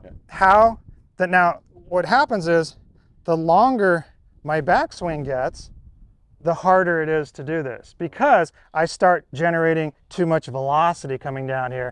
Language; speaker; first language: English; native; English